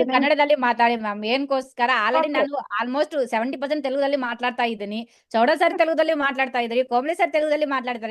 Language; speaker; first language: Kannada; non-native, learner; Telugu